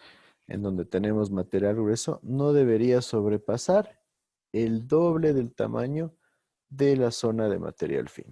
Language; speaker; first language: Spanish; native; Spanish